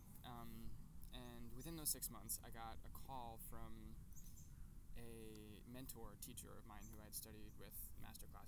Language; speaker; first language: English; native; English